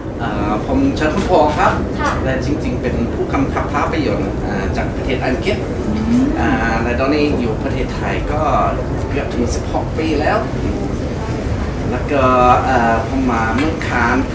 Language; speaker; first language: Thai; non-native, fluent; English